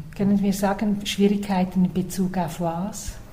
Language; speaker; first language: German; native; German